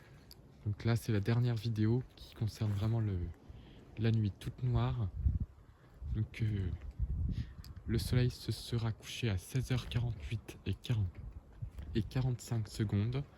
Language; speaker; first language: French; native; French